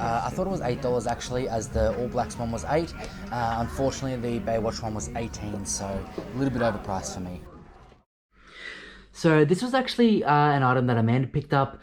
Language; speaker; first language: English; native; English